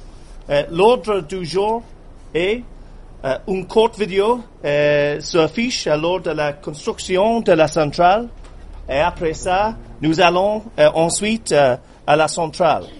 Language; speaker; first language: French; non-native, learner; English